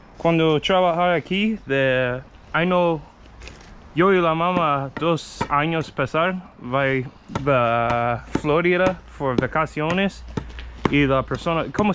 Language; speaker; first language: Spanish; non-native, learner; English